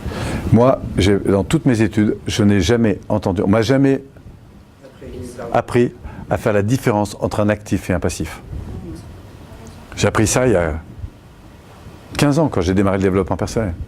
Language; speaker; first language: French; native; French